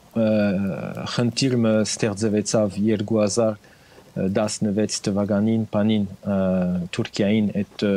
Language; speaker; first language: Armenian; early bilingual, heritage; Armenian